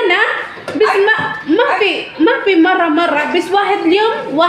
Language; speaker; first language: Arabic; non-native, learner; Filipino